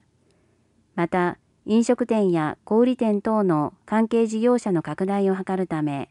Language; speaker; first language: Japanese; native; Japanese